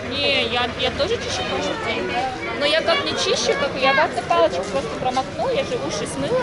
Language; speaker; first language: Russian; native; Russian